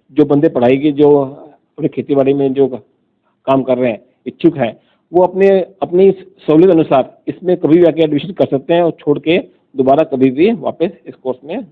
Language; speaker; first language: Hindi; non-native, local second language; Punjabi